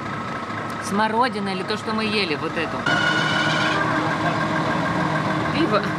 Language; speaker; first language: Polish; non-native, learner; Russian